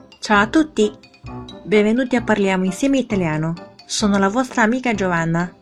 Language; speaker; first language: Italian; non-native, fluent; Chinese